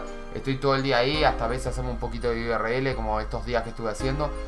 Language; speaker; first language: Spanish; native; Spanish